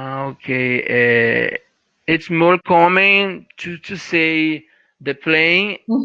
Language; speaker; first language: English; non-native, learner; Portuguese